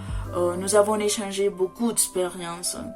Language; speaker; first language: French; non-native, fluent; Spanish